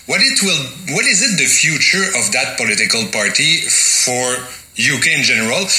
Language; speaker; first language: English; non-native, fluent; French